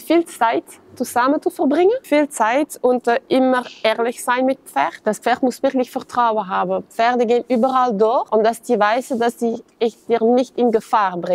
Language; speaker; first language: German; non-native, fluent; French